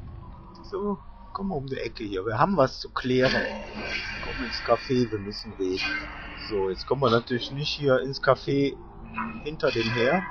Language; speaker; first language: German; native; German